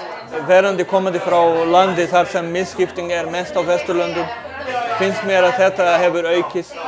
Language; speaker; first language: Icelandic; non-native, fluent; Portuguese